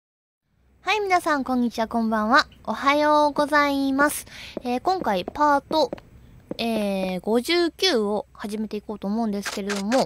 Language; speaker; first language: Japanese; native; Japanese